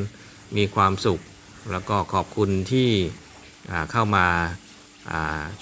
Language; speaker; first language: Thai; native; Thai